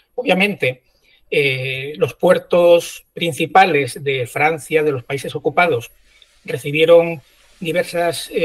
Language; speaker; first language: Spanish; native; Spanish